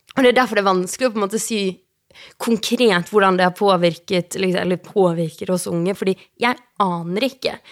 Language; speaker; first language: Norwegian; native; Norwegian